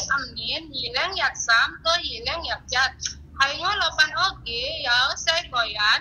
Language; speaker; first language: Chinese; non-native, learner; Indonesian